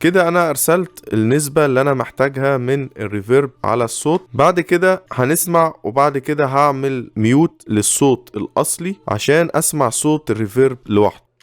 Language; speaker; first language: Arabic; native; Arabic